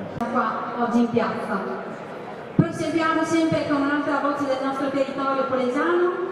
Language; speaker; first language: Italian; native; Italian